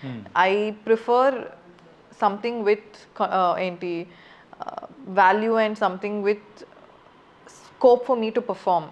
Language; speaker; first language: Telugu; non-native, fluent; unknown